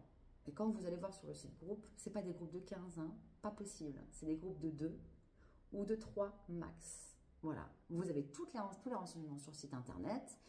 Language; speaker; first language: French; native; French